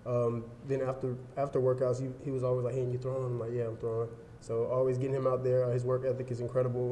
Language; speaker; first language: English; native; English